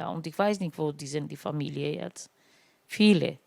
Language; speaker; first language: German; non-native, learner; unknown